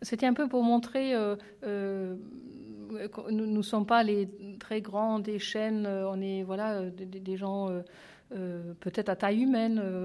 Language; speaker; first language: French; non-native, fluent; German